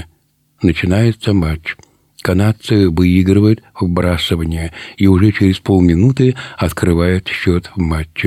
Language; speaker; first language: Russian; native; Russian